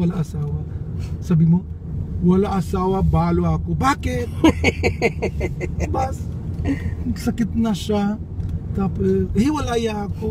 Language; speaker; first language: Filipino; non-native, learner; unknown